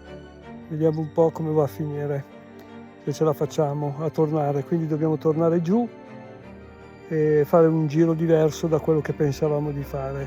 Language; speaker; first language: Italian; native; Italian